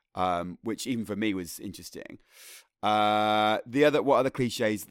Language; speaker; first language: English; native; English